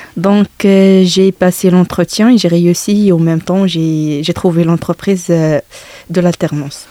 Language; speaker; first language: French; non-native, local second language; Arabic